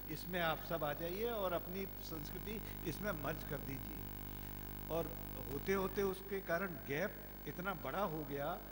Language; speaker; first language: Hindi; native; Hindi